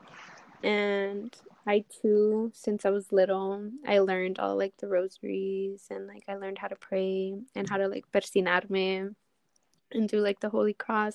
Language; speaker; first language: English; native; English